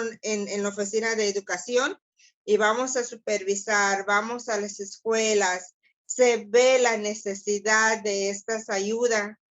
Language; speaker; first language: Spanish; non-native, local second language; English